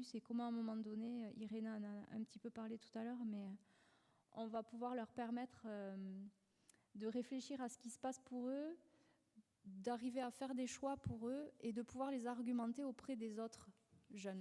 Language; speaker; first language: French; native; French